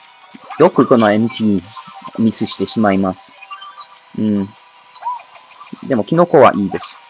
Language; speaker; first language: Japanese; non-native, learner; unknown